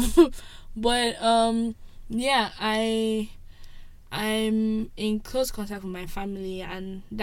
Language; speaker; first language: English; non-native, local second language; Yoruba